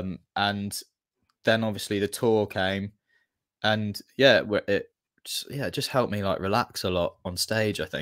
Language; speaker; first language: English; native; English